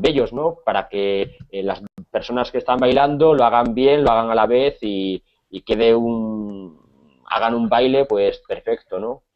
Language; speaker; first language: Spanish; native; Spanish